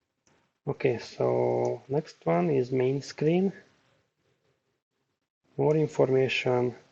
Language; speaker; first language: English; non-native, fluent; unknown